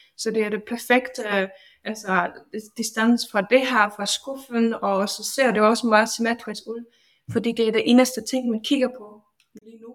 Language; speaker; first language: Danish; non-native, fluent; Polish